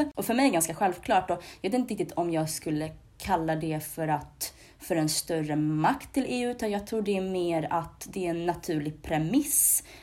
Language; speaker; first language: Swedish; early bilingual, other home language; Hungarian